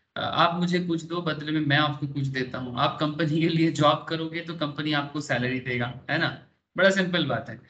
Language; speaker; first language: Hindi; non-native, local second language; Bangla